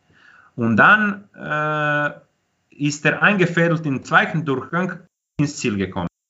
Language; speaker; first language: German; non-native, fluent; Croatian